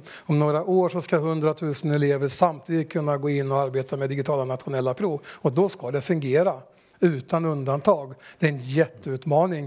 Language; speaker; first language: Swedish; native; Swedish